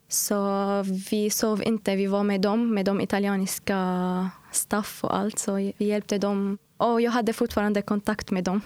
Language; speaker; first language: Swedish; non-native, fluent; Arabic